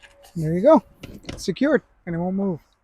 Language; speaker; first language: English; native; English